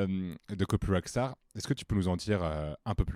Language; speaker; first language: French; native; French